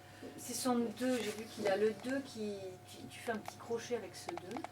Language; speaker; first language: French; native; French